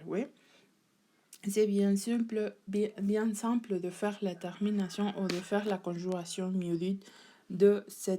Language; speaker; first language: French; non-native, learner; Spanish